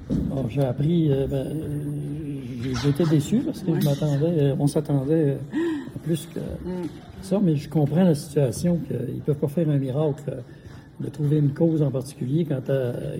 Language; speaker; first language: French; native; French